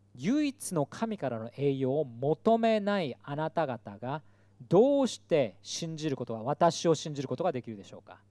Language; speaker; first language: Japanese; early bilingual, other home language; Korean